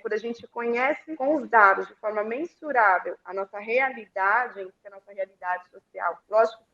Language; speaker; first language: Portuguese; native; Portuguese